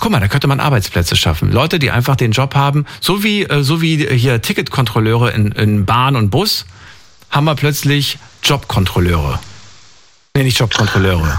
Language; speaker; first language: German; native; German